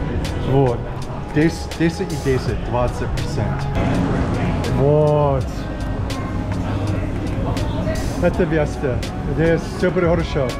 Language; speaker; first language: Russian; non-native, learner; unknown